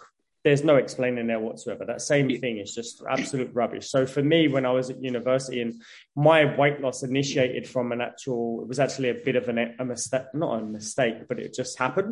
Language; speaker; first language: English; native; English